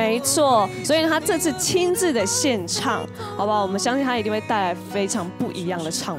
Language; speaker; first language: Chinese; native; Chinese